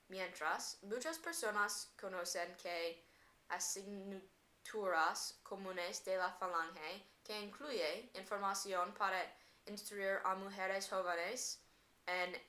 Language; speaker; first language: Spanish; non-native, learner; English